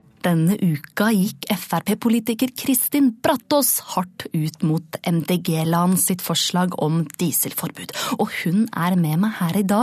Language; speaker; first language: Norwegian; native; Norwegian